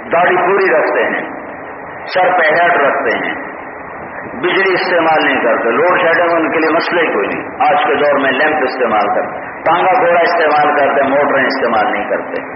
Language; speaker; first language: Urdu; non-native, local second language; Punjabi